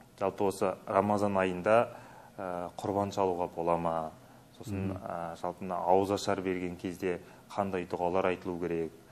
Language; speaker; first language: Kazakh; native; Kazakh